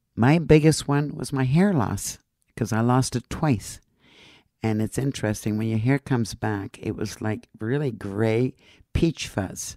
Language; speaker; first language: English; non-native, fluent; Dutch